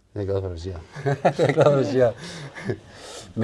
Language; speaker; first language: Danish; native; Danish